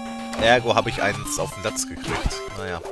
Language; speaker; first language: German; native; German